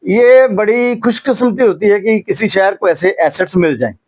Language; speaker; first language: Hindi; non-native, local second language; Punjabi